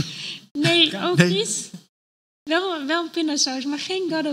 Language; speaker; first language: Dutch; native; Dutch